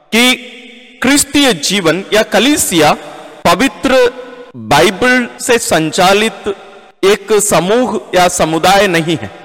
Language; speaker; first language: Hindi; non-native, local second language; Malayalam